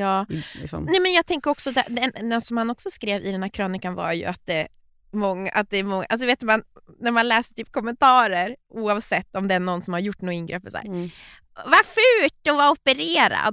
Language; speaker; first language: Swedish; native; Swedish